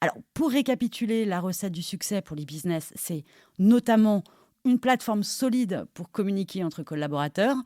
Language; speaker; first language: French; native; French